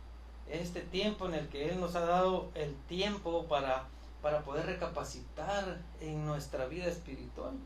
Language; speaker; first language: Spanish; native; Spanish